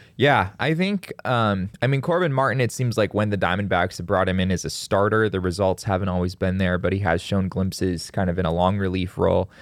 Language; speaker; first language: English; native; English